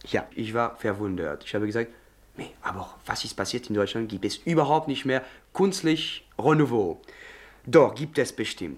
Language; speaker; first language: German; non-native, learner; French